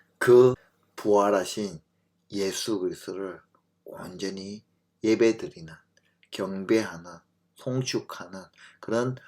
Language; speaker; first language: Korean; native; Korean